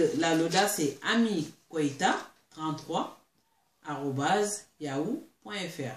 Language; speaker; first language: French; non-native, local second language; Mandingo